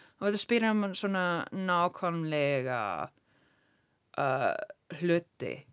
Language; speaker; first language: Icelandic; non-native, learner; English